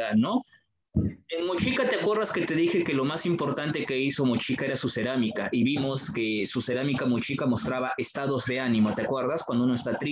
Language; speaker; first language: Spanish; native; Spanish